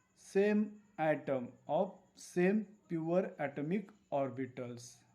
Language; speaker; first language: English; non-native, local second language; Marathi